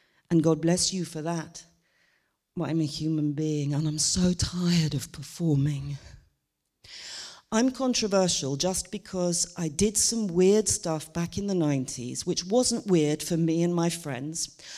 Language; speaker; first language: English; native; English